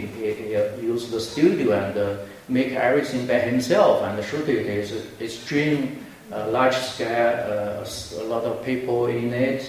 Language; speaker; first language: English; non-native, fluent; Chinese